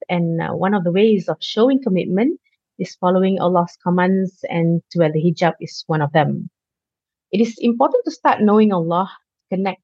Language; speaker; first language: English; non-native, local second language; Malay